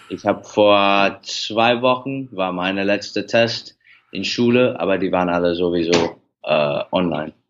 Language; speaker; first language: German; early bilingual, heritage; English